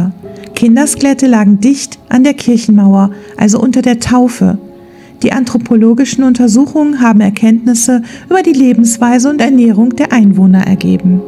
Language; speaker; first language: German; native; German